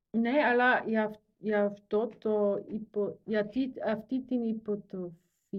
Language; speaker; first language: Greek; non-native, learner; German